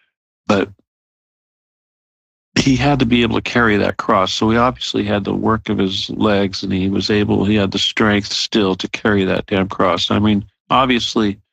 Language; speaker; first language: English; native; English